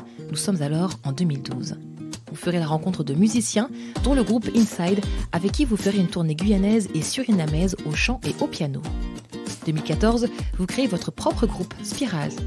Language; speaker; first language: French; native; French